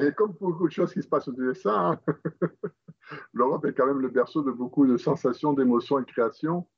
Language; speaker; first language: French; native; French